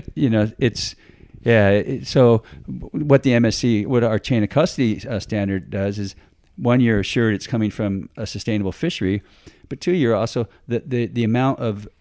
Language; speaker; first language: English; native; English